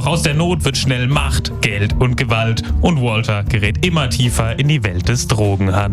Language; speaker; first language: German; native; German